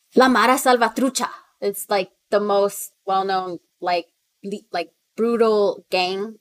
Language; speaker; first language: English; early bilingual, other home language; Spanish